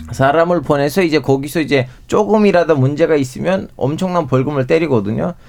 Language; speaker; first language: Korean; non-native, fluent; Turkish